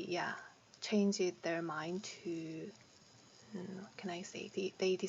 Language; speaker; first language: English; non-native, learner; Korean